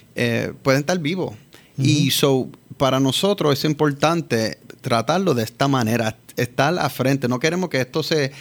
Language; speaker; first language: Spanish; early bilingual, heritage; Spanish